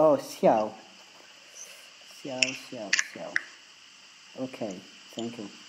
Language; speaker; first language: English; non-native, learner; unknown